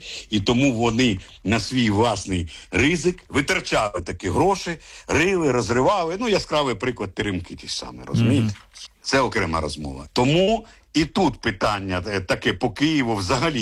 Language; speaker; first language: Ukrainian; native; Ukrainian